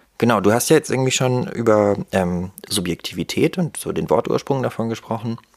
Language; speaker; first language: German; early bilingual, other home language; Russian